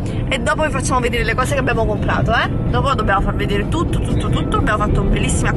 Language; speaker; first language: Italian; native; Italian